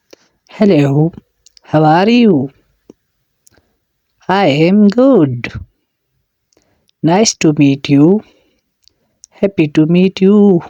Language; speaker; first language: English; non-native, learner; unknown